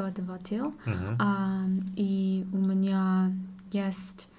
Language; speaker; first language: Russian; non-native, learner; English